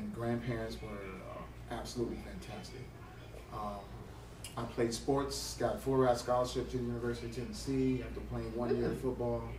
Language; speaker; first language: English; native; English